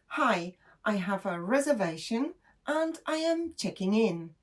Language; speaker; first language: English; non-native, fluent; Polish